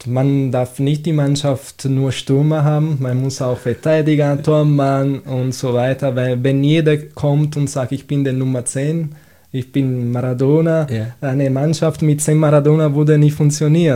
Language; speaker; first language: German; non-native, fluent; Italian